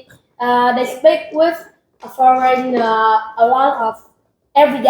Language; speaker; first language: English; non-native, learner; Vietnamese